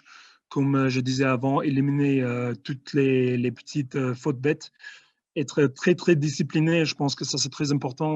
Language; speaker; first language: French; non-native, fluent; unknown